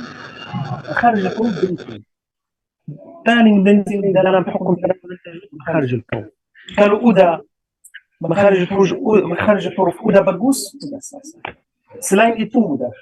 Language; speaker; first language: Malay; non-native, learner; Arabic